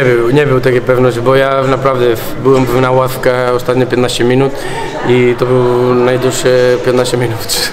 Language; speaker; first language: Polish; non-native, learner; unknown